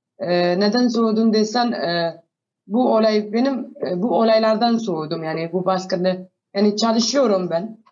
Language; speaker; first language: Turkish; non-native, learner; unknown